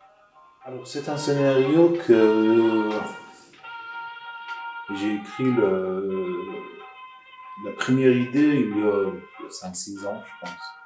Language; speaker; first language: French; non-native, learner; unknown